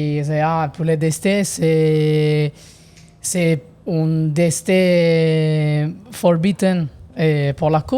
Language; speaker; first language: French; non-native, learner; Italian